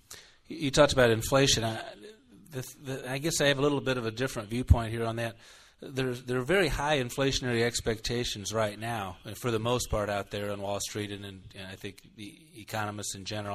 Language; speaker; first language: English; native; English